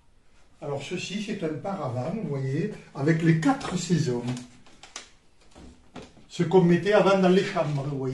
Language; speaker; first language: French; native; French